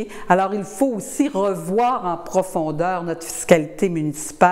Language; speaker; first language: French; native; French